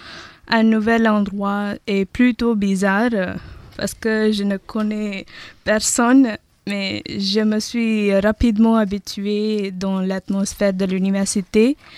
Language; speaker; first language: French; non-native, learner; Tamil